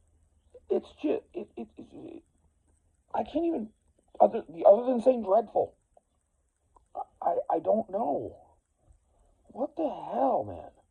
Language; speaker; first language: English; native; English